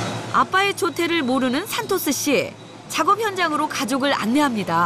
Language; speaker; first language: Korean; native; Korean